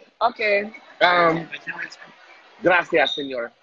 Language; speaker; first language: Spanish; non-native, learner; English